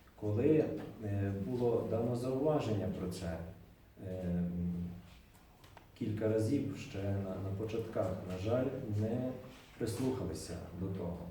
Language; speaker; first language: Ukrainian; native; Ukrainian